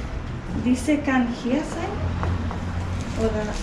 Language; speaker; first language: German; non-native, learner; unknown